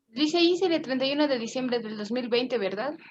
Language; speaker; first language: Spanish; native; Spanish